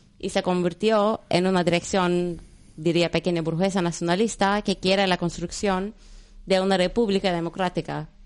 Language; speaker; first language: Spanish; non-native, fluent; Turkish